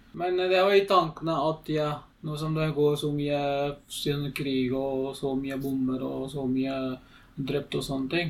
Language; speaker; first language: Norwegian; non-native, learner; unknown